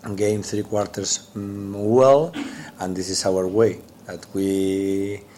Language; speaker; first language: English; non-native, fluent; Spanish